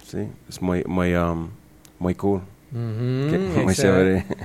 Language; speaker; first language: Spanish; non-native, learner; English